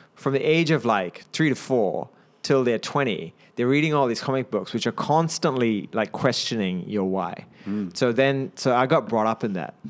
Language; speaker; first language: English; native; English